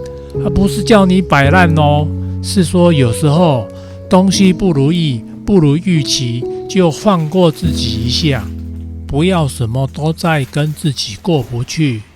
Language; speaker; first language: Chinese; native; Chinese